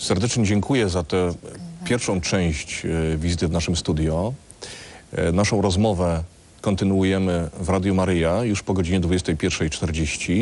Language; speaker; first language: Polish; native; Polish